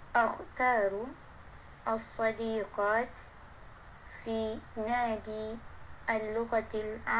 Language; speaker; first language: Arabic; non-native, learner; Malay